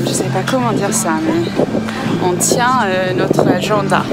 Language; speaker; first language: French; non-native, fluent; English